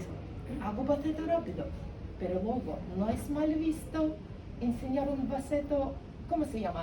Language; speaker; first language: Spanish; non-native, learner; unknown